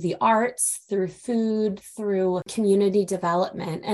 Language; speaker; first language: English; native; English